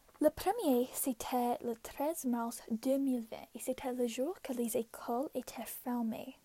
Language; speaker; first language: French; non-native, local second language; English